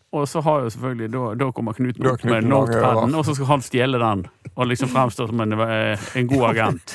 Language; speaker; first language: Norwegian; native; Norwegian